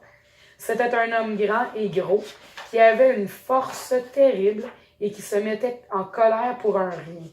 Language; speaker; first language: French; native; French